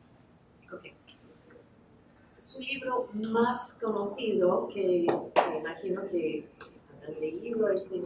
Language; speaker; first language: Spanish; non-native, fluent; English